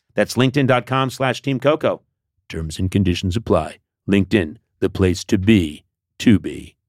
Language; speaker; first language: English; native; English